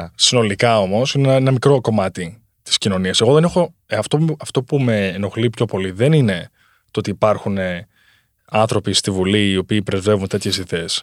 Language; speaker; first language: Greek; early bilingual, heritage; Greek